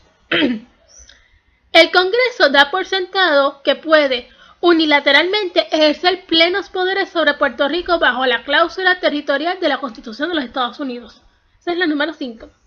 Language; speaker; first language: Spanish; native; Spanish